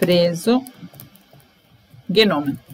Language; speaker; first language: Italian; non-native, fluent; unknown